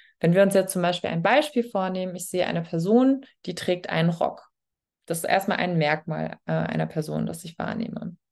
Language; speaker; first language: German; native; German